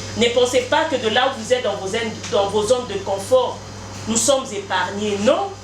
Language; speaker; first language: French; non-native, local second language; Lingala